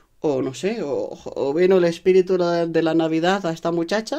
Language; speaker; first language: Spanish; native; Spanish